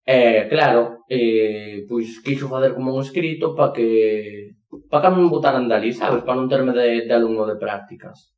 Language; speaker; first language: Galician; non-native, local second language; Spanish